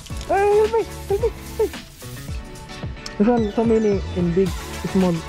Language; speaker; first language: English; non-native, learner; Filipino